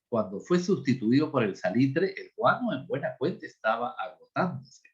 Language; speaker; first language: Spanish; native; Spanish